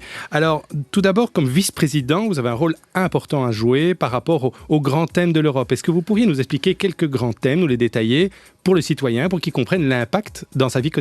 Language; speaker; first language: French; native; French